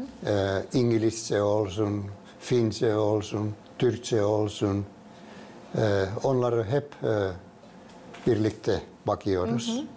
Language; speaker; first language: Turkish; non-native, fluent; Finnish